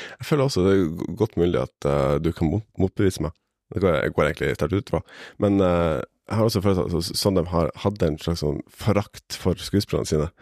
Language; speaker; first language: Norwegian; native; Norwegian